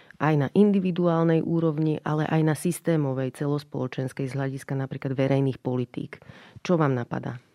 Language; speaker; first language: Slovak; native; Slovak